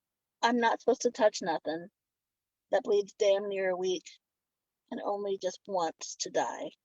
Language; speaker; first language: English; native; English